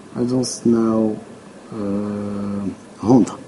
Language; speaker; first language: English; non-native, learner; Arabic